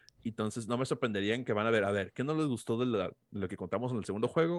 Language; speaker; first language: Spanish; early bilingual, heritage; Spanish